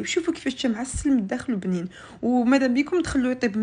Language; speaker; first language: Arabic; native; Arabic